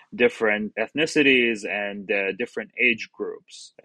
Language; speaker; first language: English; non-native, fluent; Arabic